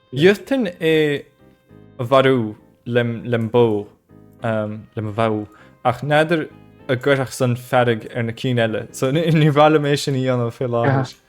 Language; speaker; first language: Irish; native; Irish